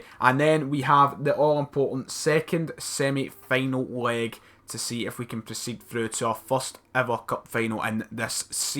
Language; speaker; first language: English; native; English